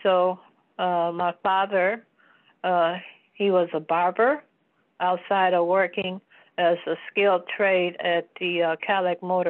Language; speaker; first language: English; native; English